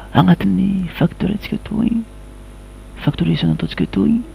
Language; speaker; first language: Malagasy; native; Malagasy